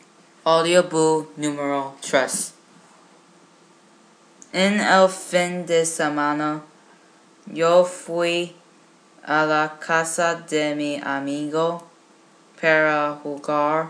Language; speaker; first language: Spanish; non-native, learner; English